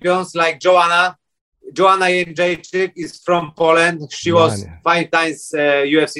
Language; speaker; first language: English; non-native, learner; Polish